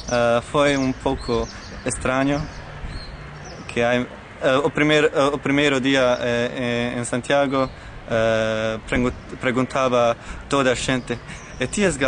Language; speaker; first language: Portuguese; non-native, learner; Croatian